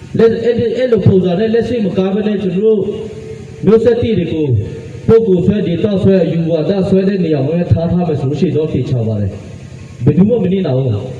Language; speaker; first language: Burmese; non-native, local second language; Western Kayah